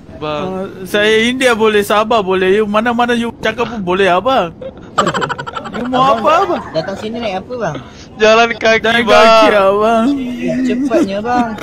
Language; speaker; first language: Malay; native; Malay